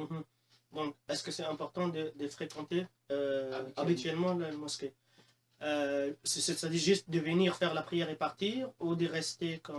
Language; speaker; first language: French; non-native, local second language; Arabic